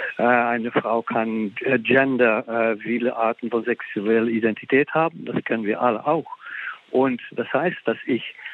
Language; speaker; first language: German; non-native, fluent; Dutch